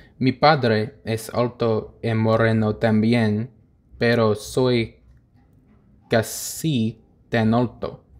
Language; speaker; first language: Spanish; non-native, learner; English